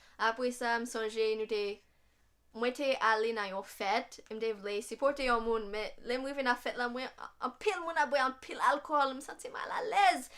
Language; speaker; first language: Haitian Creole; non-native, fluent; English